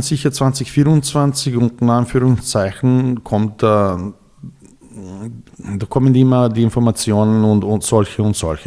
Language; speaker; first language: German; non-native, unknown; Serbian